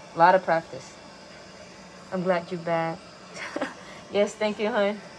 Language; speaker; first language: English; non-native, fluent; Vietnamese